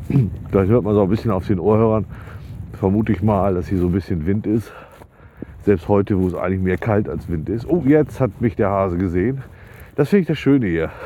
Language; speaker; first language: German; native; German